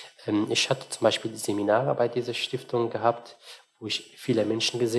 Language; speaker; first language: German; non-native, fluent; Arabic